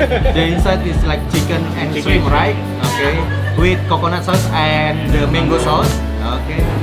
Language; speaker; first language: English; non-native, learner; Indonesian